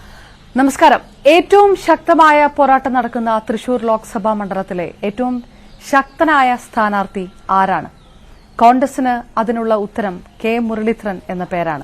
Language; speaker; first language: Malayalam; native; Malayalam